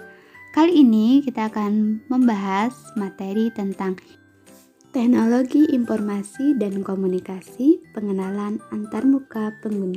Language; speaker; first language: Indonesian; native; Indonesian